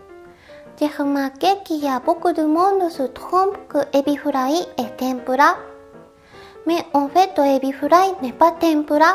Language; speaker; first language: French; non-native, learner; Japanese